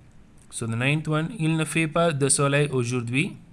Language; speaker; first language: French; non-native, fluent; Tamil